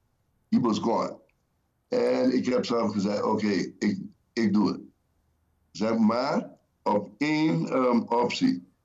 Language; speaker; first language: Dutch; non-native, local second language; Papiamento